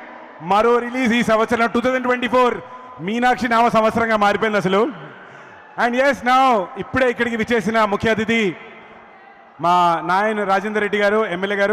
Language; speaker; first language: Telugu; native; Telugu